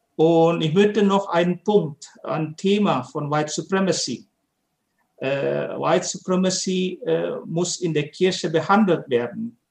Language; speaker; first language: German; non-native, fluent; Indonesian